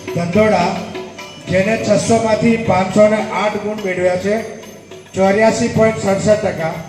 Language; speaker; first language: Gujarati; native; Gujarati